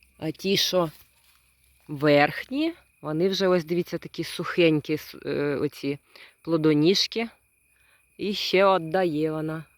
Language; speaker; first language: Ukrainian; non-native, local second language; Russian